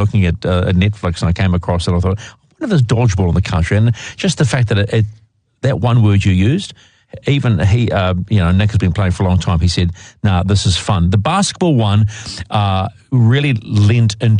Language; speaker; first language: English; native; English